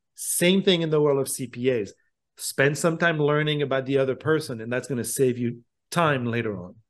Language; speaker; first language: English; non-native, fluent; French